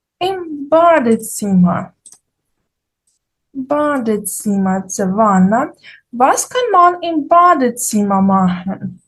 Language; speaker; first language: German; non-native, fluent; Ukrainian